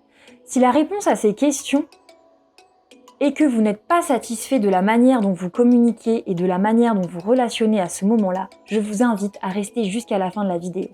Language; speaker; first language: French; native; French